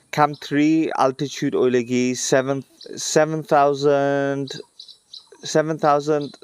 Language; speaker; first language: Bangla; early bilingual, other home language; Sylheti